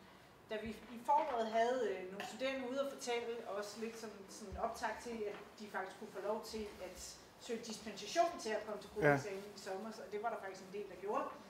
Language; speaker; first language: Danish; native; Danish